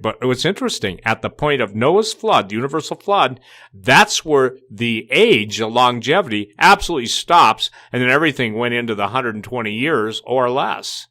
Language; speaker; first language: English; native; English